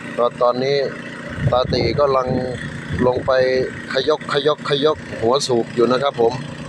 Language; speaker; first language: Thai; native; Thai